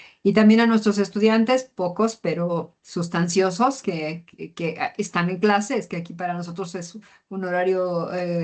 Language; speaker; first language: Spanish; native; Spanish